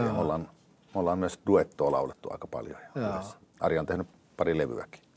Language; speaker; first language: Finnish; native; Finnish